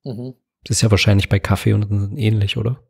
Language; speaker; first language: German; native; German